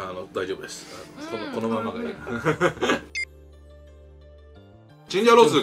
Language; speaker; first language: Japanese; native; Japanese